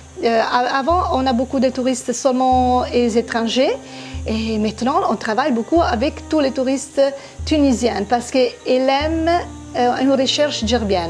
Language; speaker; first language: French; non-native, fluent; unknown